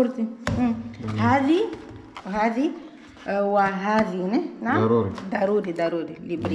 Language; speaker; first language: Arabic; non-native, learner; Portuguese